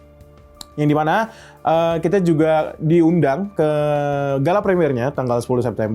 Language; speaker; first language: Indonesian; native; Indonesian